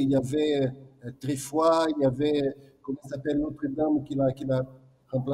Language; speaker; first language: French; non-native, fluent; Portuguese